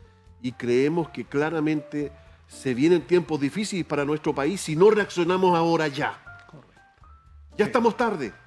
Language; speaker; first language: Spanish; native; Spanish